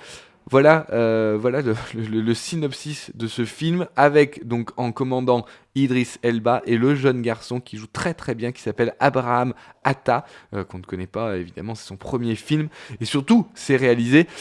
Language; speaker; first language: French; native; French